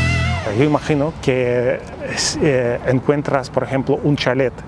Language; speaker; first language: Spanish; non-native, fluent; Russian